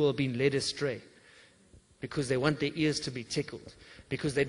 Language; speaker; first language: English; native; English